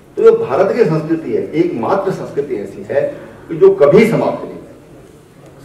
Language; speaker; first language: Hindi; native; Hindi